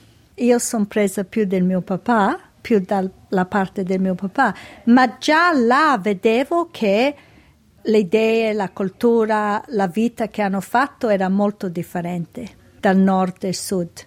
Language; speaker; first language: Italian; early bilingual, heritage; Italian